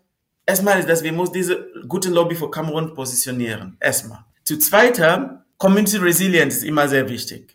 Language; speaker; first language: German; non-native, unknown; Northern Sotho